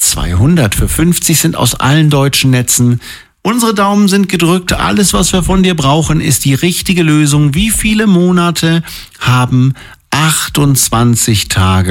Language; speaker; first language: German; native; German